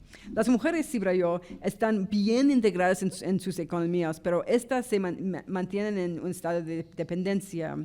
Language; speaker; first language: Spanish; non-native, fluent; English